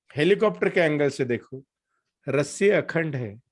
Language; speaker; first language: Hindi; non-native, local second language; Marathi